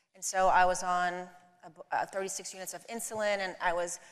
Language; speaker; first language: English; native; English